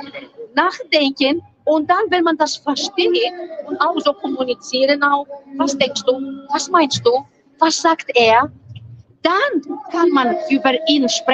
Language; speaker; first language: German; non-native, fluent; Greek